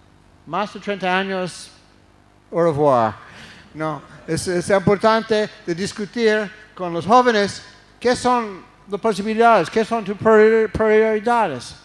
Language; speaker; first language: Spanish; non-native, fluent; English